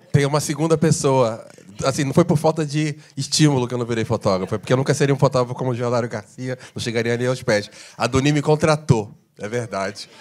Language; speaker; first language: Portuguese; native; Portuguese